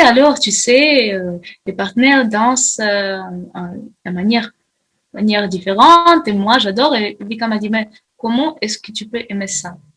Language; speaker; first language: French; non-native, fluent; Russian